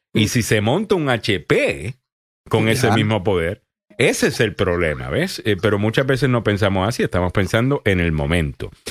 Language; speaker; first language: Spanish; native; Spanish